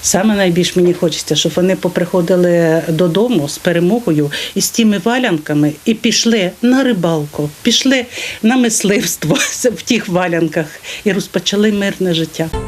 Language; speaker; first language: Ukrainian; native; Ukrainian